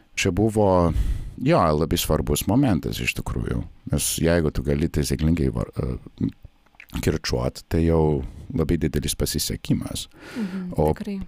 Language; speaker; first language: Lithuanian; non-native, fluent; English